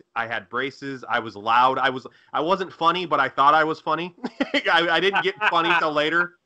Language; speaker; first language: English; native; English